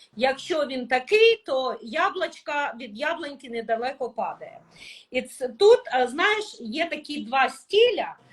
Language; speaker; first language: Ukrainian; non-native, local second language; Russian